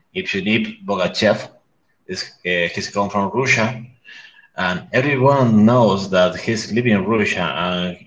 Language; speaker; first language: English; non-native, learner; Spanish